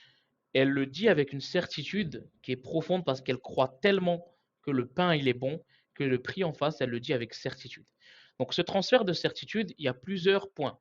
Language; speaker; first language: French; native; French